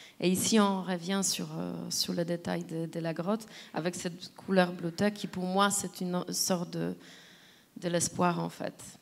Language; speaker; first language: French; non-native, fluent; Polish